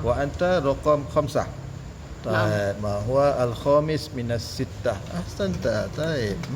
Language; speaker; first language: Arabic; non-native, fluent; Malay